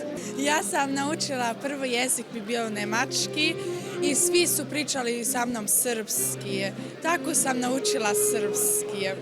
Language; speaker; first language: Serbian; early bilingual, heritage; German